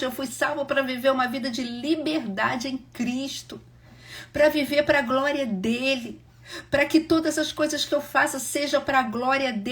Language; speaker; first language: Portuguese; native; Portuguese